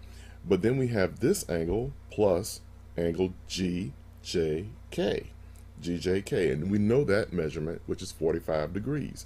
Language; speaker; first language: English; native; English